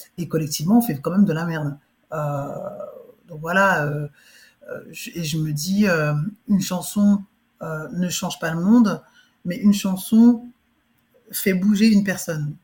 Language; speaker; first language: French; early bilingual, other home language; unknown